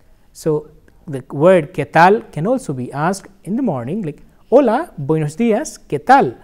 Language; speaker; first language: Spanish; non-native, fluent; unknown